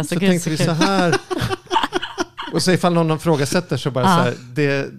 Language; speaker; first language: Swedish; native; Swedish